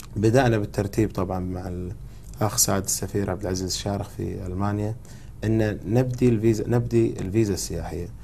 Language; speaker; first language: Arabic; native; Arabic